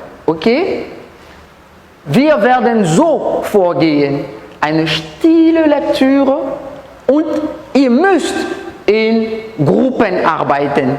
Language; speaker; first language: German; non-native, learner; French